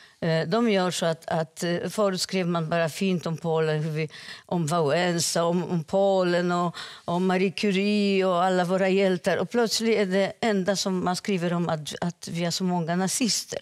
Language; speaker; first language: Swedish; non-native, fluent; Polish